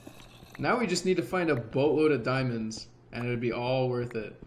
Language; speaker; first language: English; native; English